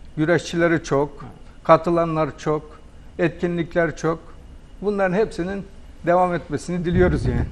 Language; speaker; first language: Turkish; native; Turkish